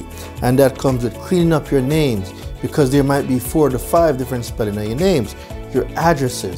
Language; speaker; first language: English; native; English